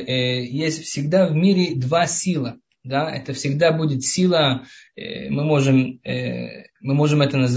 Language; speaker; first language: Russian; early bilingual, heritage; Russian